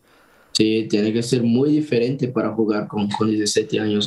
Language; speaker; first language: Spanish; non-native, fluent; Portuguese